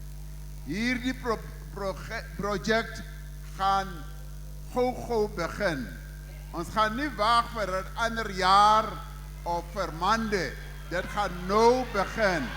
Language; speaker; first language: Afrikaans; non-native, local second language; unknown